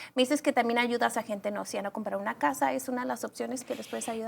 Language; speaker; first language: Spanish; early bilingual, other home language; English